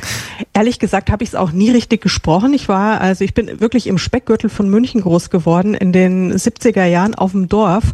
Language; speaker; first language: German; native; German